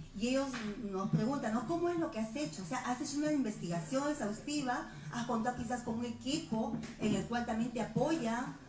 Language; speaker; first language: Spanish; native; Spanish